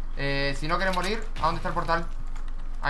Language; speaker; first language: Spanish; native; Spanish